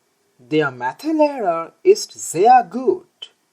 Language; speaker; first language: German; non-native, learner; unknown